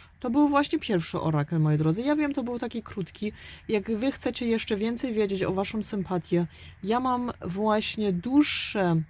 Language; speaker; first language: Polish; early bilingual, heritage; German